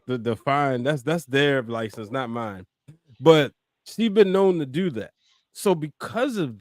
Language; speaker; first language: English; native; English